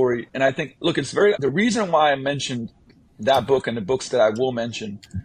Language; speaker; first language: English; non-native, fluent; Slovenian